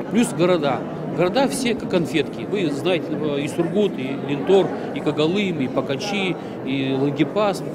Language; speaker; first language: Russian; native; Russian